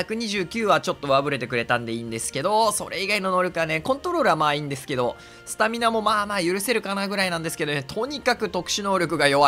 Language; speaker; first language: Japanese; native; Japanese